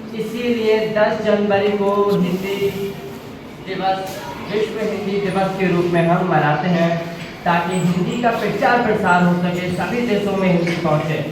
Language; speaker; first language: Hindi; native; Hindi